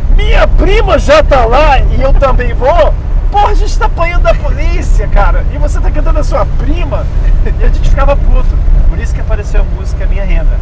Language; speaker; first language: Portuguese; early bilingual, other home language; English